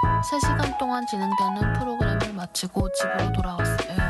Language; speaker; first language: Korean; native; Korean